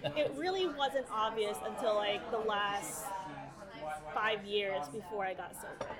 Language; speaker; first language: English; early bilingual, other home language; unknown